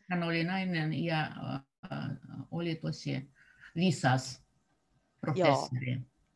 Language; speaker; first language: Finnish; non-native, learner; Russian